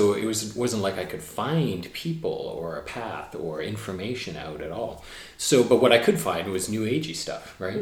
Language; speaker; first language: English; native; English